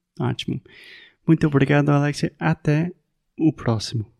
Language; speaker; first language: Portuguese; non-native, fluent; English